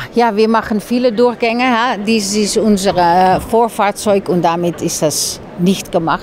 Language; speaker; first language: German; non-native, fluent; Dutch